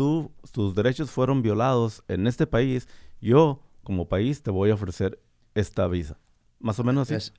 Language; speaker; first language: Spanish; native; Spanish